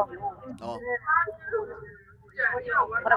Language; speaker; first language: Korean; non-native, learner; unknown